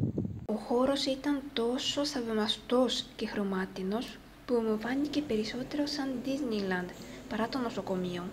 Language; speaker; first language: Greek; non-native, fluent; Japanese